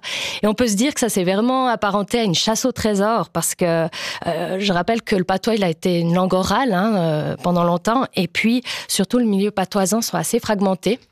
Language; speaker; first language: French; native; French